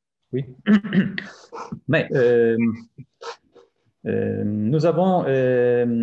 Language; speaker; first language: French; non-native, fluent; Italian